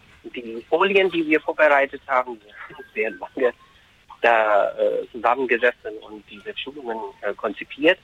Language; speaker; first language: German; non-native, fluent; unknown